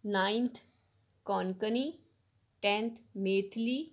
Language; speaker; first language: Hindi; native; Hindi